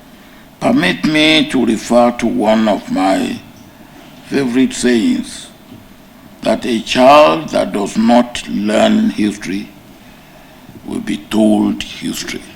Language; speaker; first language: English; non-native, local second language; Yoruba